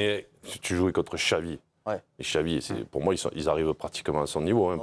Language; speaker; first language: French; native; French